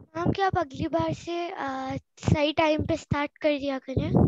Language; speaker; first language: Hindi; native; Hindi